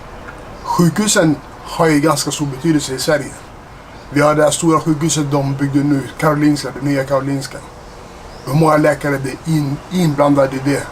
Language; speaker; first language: Swedish; non-native, fluent; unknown